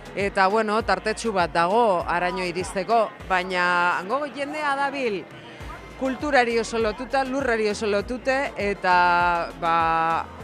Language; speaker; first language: Basque; native; Basque